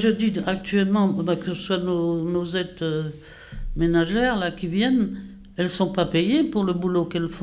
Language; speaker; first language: French; native; French